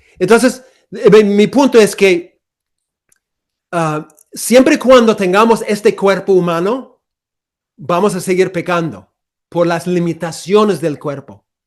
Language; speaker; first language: Spanish; non-native, fluent; English